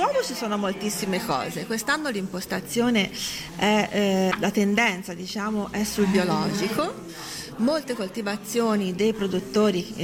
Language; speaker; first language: Italian; native; Italian